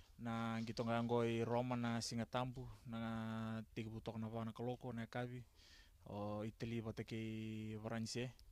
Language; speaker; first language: Italian; non-native, learner; Fijian